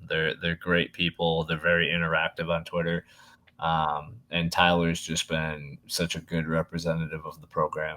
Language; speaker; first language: English; native; English